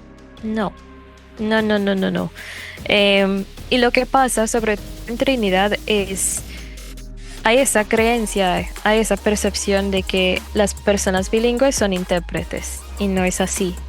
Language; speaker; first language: Spanish; non-native, fluent; English